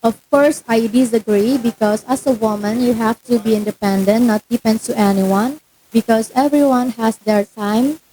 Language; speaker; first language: English; non-native, learner; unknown